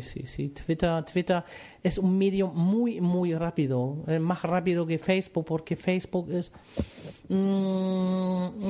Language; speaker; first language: Spanish; non-native, fluent; German